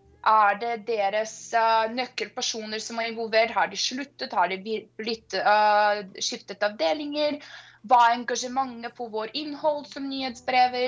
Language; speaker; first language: Norwegian; non-native, fluent; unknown